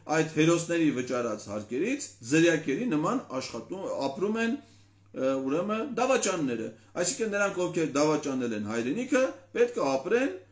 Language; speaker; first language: Armenian; native; Armenian